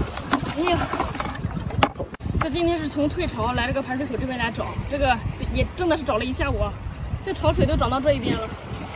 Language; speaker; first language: Chinese; native; Chinese